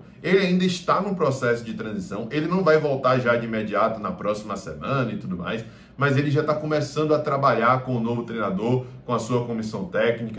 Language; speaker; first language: Portuguese; native; Portuguese